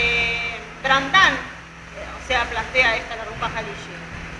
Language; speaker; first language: Spanish; native; Spanish